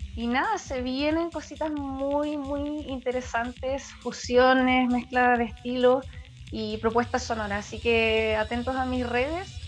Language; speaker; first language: Spanish; native; Spanish